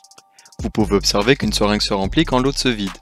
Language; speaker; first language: French; native; French